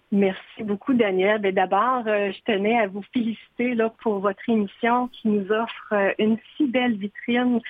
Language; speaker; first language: French; native; French